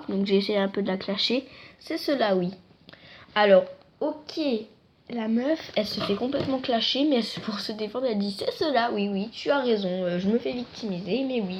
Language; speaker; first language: French; native; French